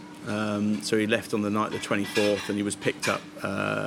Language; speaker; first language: English; native; English